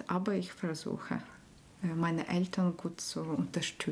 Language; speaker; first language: German; non-native, learner; Ukrainian